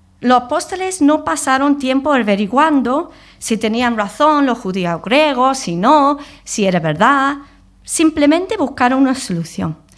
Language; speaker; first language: Spanish; non-native, fluent; English